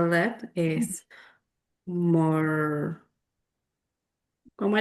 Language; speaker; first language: English; non-native, learner; Spanish